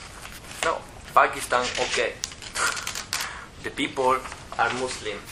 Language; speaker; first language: English; non-native, learner; Italian